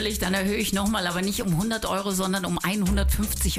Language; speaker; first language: German; native; German